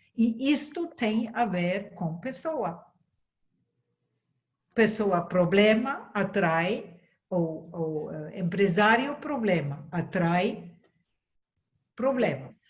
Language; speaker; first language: Portuguese; non-native, fluent; German